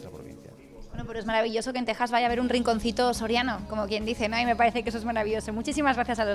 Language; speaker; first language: Spanish; native; Spanish